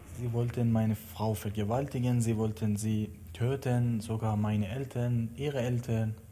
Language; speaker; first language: German; non-native, learner; Persian